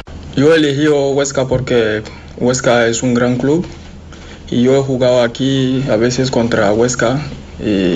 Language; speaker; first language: Spanish; non-native, fluent; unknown